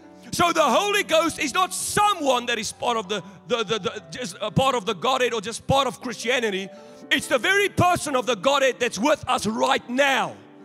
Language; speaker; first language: English; non-native, local second language; Afrikaans